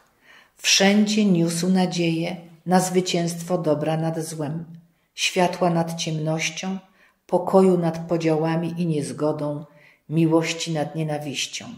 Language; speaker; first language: Polish; native; Polish